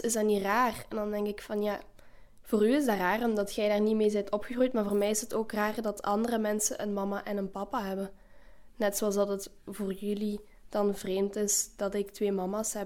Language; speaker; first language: Dutch; native; Dutch